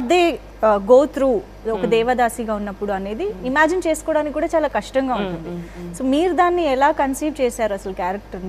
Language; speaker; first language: Telugu; native; Telugu